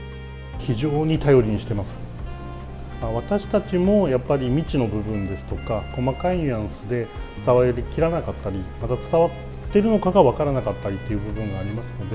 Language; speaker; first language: Japanese; native; Japanese